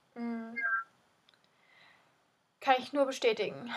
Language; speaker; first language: German; native; German